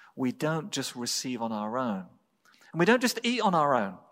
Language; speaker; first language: English; native; English